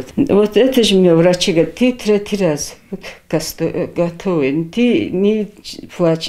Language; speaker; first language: Russian; non-native, local second language; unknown